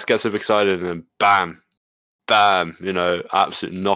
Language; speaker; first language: English; native; English